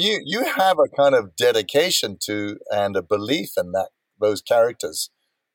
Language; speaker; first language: English; native; English